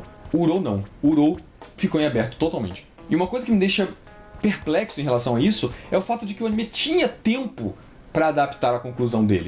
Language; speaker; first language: Portuguese; native; Portuguese